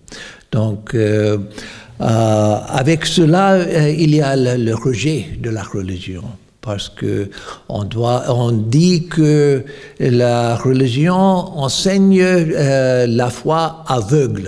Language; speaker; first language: French; non-native, fluent; English